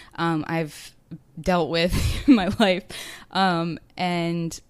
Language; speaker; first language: English; native; English